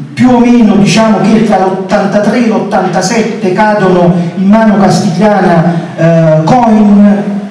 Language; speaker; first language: Italian; native; Italian